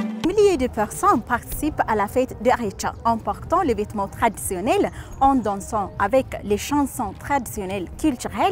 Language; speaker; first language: French; non-native, fluent; Amharic